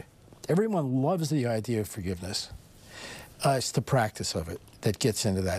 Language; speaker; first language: English; native; English